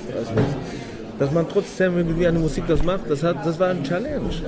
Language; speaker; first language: German; non-native, fluent; Arabic